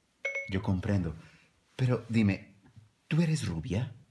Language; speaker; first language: Spanish; non-native, learner; Portuguese